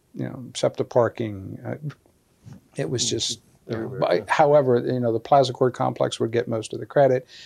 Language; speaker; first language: English; native; English